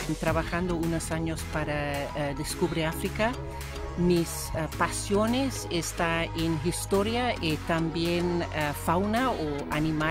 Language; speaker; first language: Spanish; non-native, learner; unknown